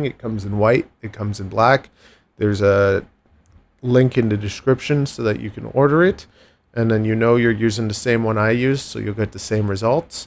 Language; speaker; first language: English; native; English